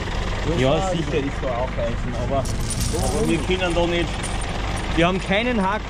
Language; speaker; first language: German; native; German